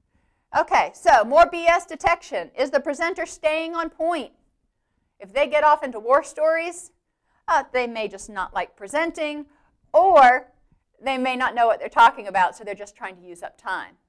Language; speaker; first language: English; native; English